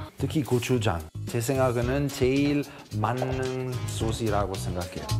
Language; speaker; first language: Korean; non-native, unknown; Italian